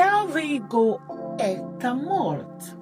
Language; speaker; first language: Swedish; non-native, learner; English